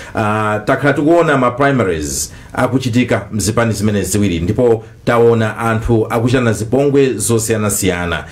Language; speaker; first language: Nyanja; native; Nyanja